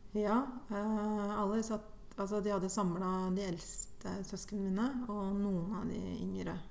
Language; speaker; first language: Norwegian; native; Norwegian